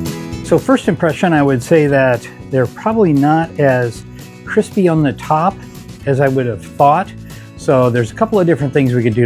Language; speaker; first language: English; native; English